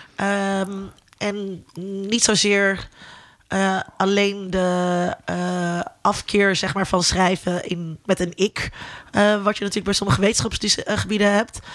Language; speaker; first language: Dutch; native; Dutch